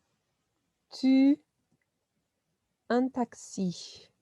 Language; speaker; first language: French; non-native, fluent; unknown